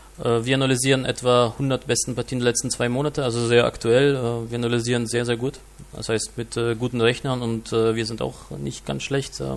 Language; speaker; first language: German; non-native, fluent; Russian